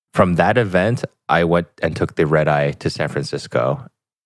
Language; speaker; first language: English; native; English